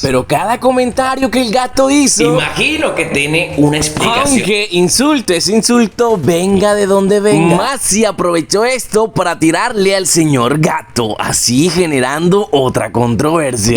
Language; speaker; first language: Spanish; native; Spanish